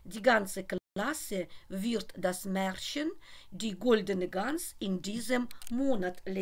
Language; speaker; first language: German; non-native, fluent; Russian